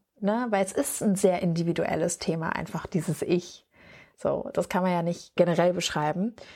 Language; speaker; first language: German; native; German